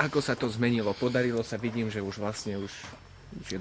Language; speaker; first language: Slovak; native; Slovak